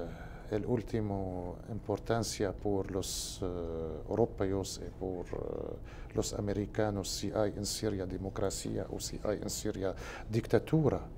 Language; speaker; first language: Spanish; non-native, learner; Arabic